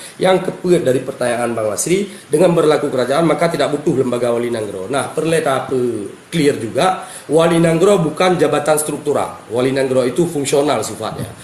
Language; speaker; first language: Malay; non-native, local second language; Achinese